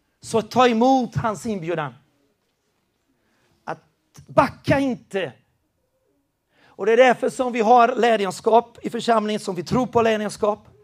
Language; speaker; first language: Swedish; non-native, fluent; Spanish